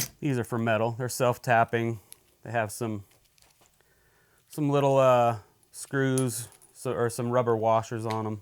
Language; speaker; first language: English; native; English